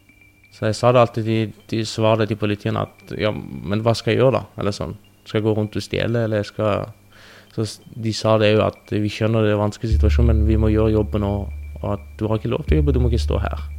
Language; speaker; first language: Norwegian; early bilingual, other home language; Persian